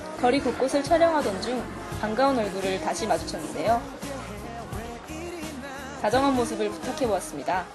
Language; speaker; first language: Korean; native; Korean